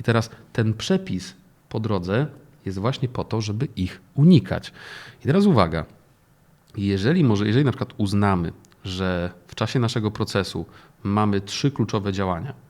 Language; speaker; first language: Polish; native; Polish